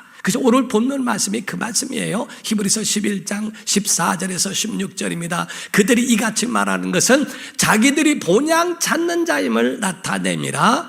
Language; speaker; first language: Korean; native; Korean